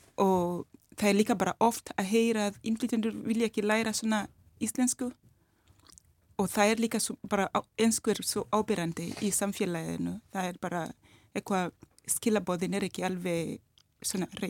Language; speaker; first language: Icelandic; non-native, learner; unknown